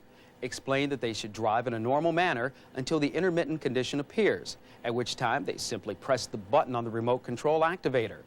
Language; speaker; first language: English; native; English